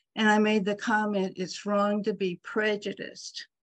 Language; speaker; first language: English; native; English